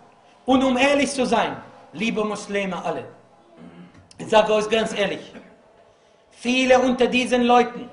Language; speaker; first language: German; non-native, fluent; Arabic